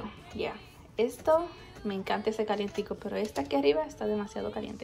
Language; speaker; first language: Spanish; early bilingual, heritage; Spanish